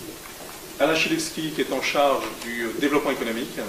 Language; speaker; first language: French; native; French